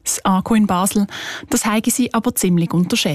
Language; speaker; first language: German; native; German